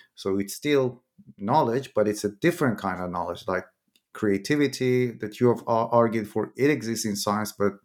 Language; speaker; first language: English; non-native, fluent; Persian